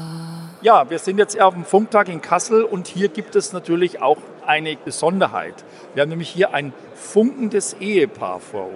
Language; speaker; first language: German; native; German